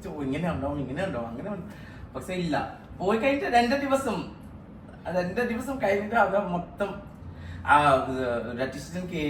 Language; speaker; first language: Malayalam; non-native, local second language; Assamese